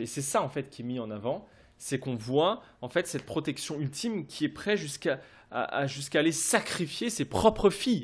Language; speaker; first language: French; native; French